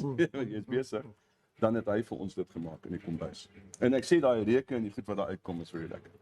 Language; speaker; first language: Afrikaans; non-native, local second language; German